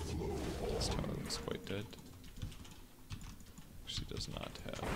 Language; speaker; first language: English; native; English